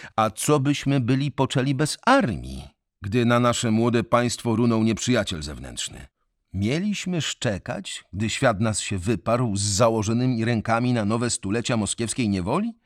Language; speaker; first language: Polish; native; Polish